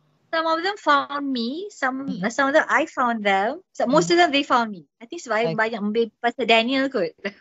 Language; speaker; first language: English; non-native, local second language; Malay